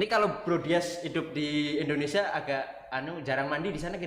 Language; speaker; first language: Indonesian; native; Indonesian